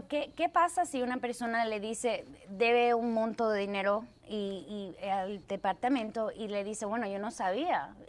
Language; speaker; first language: Spanish; early bilingual, heritage; Spanish